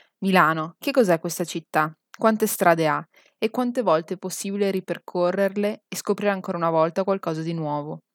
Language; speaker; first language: Italian; native; Italian